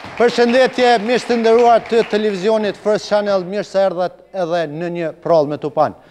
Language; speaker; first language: Albanian; native; Albanian